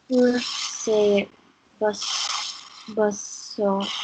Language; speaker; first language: French; non-native, learner; English